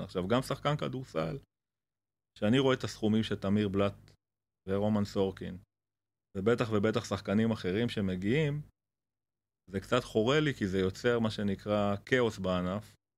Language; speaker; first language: Hebrew; native; Hebrew